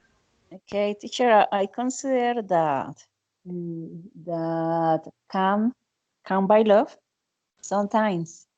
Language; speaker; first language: English; non-native, learner; Spanish